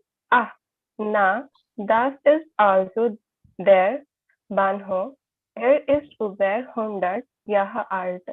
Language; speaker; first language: German; non-native, learner; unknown